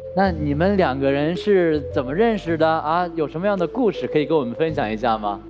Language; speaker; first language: Chinese; native; Chinese